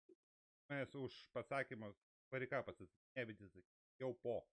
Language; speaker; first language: Lithuanian; native; Lithuanian